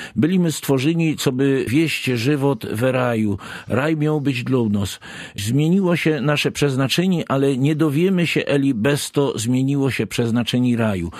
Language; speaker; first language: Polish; native; Polish